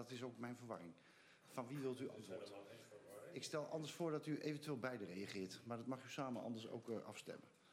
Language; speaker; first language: Dutch; native; Dutch